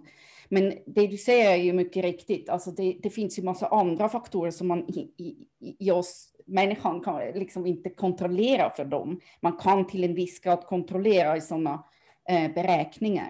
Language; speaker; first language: Swedish; non-native, fluent; German